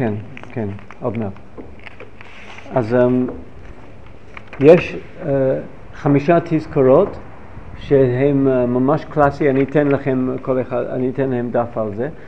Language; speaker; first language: Hebrew; non-native, fluent; English